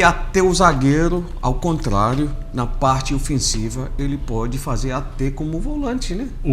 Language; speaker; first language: Portuguese; non-native, fluent; Arabic